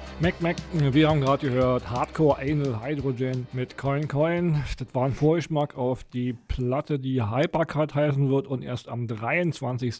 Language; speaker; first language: German; native; German